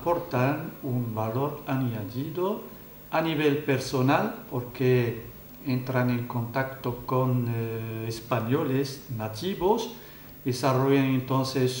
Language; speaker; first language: Spanish; non-native, fluent; Arabic